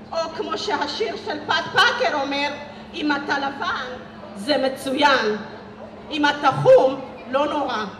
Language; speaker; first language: Hebrew; early bilingual, other home language; Amharic